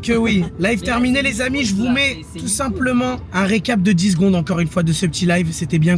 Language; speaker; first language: French; native; French